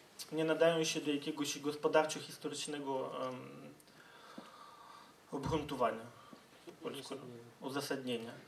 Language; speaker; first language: Polish; non-native, fluent; Ukrainian